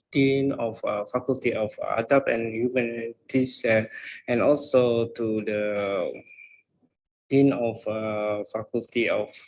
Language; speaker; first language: English; non-native, fluent; Indonesian